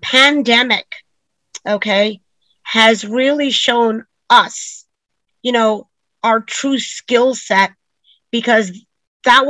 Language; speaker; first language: English; native; English